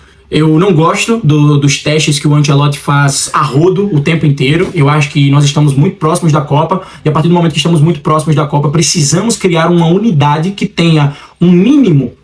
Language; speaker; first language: Portuguese; native; Portuguese